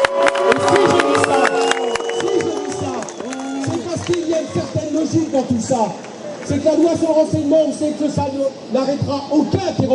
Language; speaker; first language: French; native; French